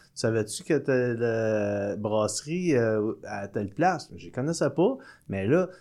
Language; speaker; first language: French; native; French